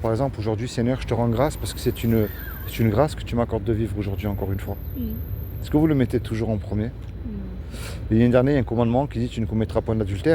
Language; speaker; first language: French; native; French